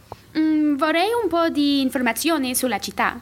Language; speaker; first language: Italian; non-native, learner; English